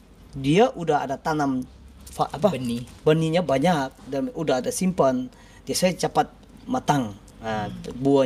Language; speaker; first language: Indonesian; non-native, learner; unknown